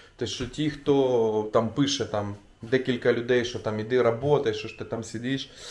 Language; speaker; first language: Ukrainian; non-native, local second language; Russian